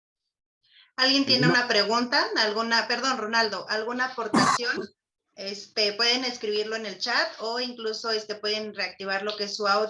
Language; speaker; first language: Spanish; native; Spanish